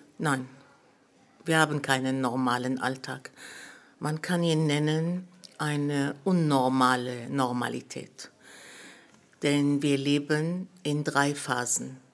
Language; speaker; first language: German; early bilingual, other home language; Arabic